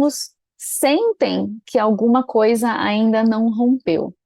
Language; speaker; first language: Portuguese; native; Portuguese